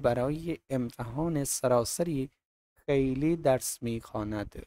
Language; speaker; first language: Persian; non-native, fluent; Urdu